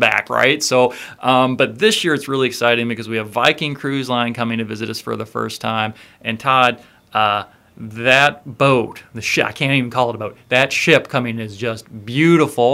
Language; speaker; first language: English; native; English